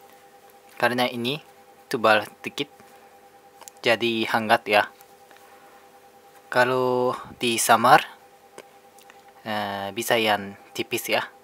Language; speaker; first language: Indonesian; non-native, fluent; Japanese